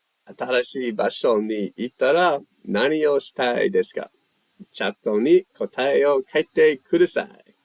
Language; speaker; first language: Japanese; non-native, learner; English